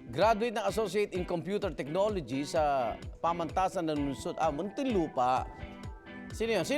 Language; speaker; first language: Filipino; native; Filipino